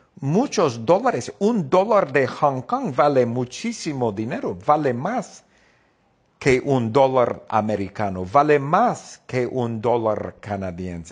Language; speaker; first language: Spanish; non-native, fluent; English